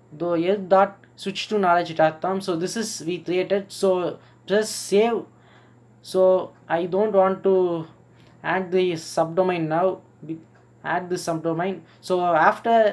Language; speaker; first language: English; non-native, local second language; Tamil